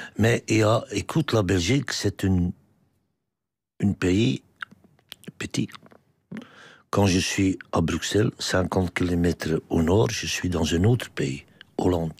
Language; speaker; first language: French; non-native, local second language; Dutch